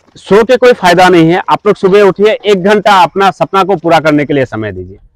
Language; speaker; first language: Hindi; native; Hindi